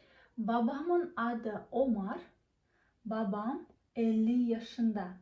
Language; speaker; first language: Turkish; non-native, fluent; Kazakh